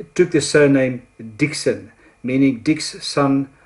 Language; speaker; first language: English; non-native, local second language; Afrikaans